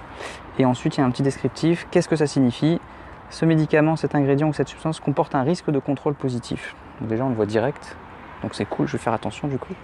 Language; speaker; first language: French; native; French